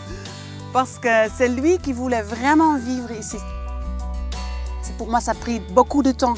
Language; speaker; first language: French; non-native, fluent; Dutch